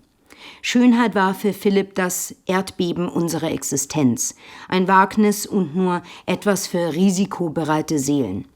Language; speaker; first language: German; native; German